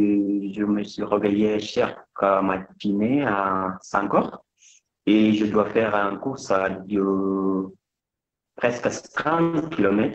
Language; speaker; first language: French; non-native, fluent; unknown